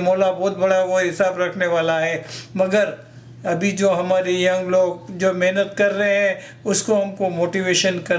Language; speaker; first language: Hindi; non-native, local second language; Gujarati